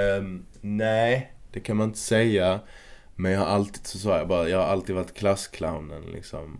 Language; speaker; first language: Swedish; early bilingual, other home language; Arabic